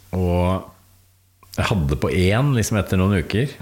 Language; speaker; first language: Norwegian; native; Norwegian